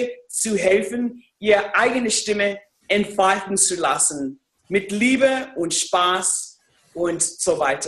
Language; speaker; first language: German; non-native, fluent; English